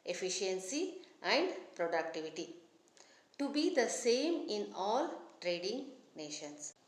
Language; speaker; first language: English; non-native, local second language; Kannada